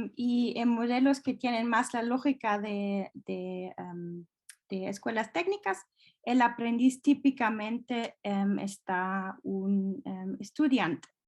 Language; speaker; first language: Spanish; non-native, fluent; German